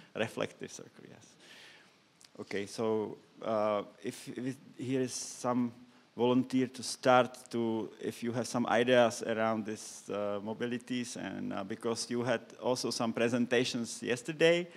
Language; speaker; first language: English; non-native, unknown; Czech